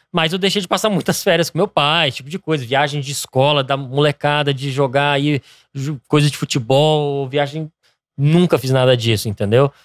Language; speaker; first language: Portuguese; early bilingual, other home language; English